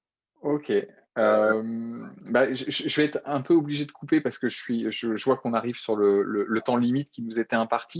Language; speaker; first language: French; native; French